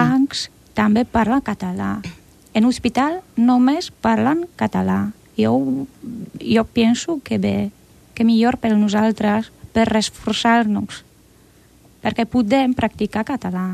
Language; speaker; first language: Catalan; non-native, learner; Polish